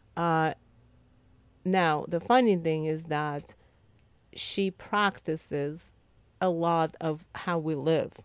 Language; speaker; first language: English; non-native, fluent; Lithuanian